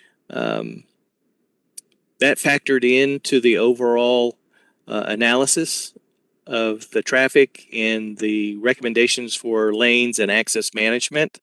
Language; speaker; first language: English; native; English